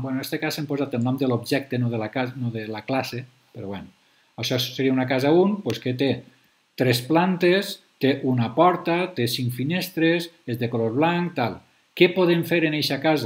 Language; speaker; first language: Catalan; native; Catalan